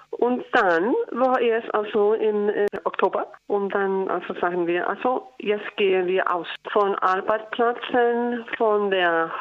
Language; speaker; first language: German; non-native, learner; Icelandic